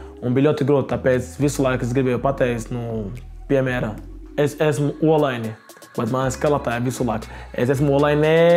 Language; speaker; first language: Latvian; non-native, learner; Portuguese